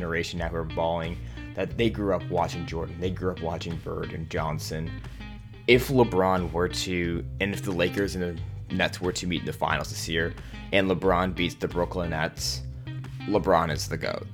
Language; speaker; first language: English; native; English